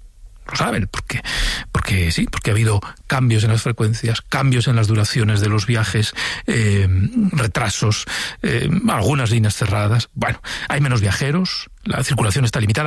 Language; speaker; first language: Spanish; native; Spanish